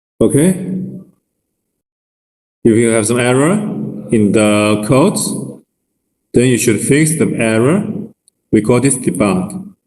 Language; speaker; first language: English; non-native, learner; Chinese